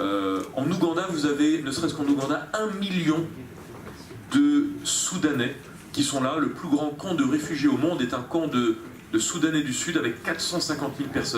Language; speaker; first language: French; native; French